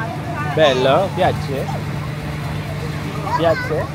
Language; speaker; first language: Italian; non-native, fluent; Filipino